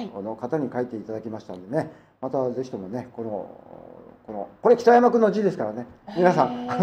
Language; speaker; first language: Japanese; native; Japanese